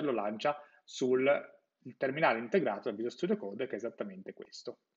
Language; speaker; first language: Italian; native; Italian